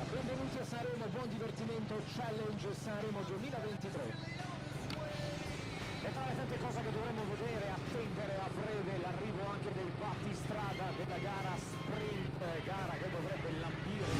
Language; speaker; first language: Italian; native; Italian